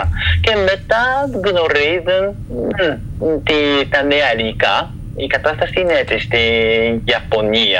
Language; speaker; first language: Greek; non-native, fluent; Japanese